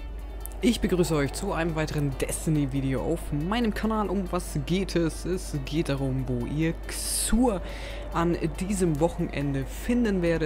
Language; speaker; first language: German; native; German